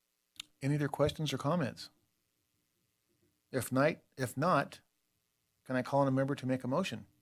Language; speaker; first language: English; native; English